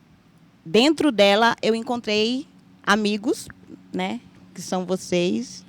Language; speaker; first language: Portuguese; native; Portuguese